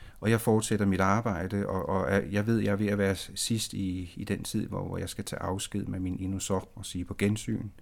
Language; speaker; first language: Danish; native; Danish